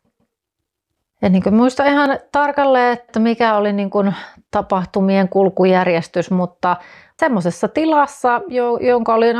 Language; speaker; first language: Finnish; native; Finnish